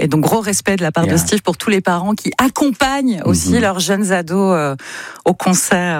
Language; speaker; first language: French; native; French